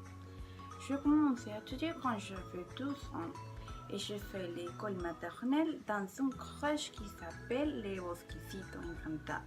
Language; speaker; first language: French; non-native, learner; Spanish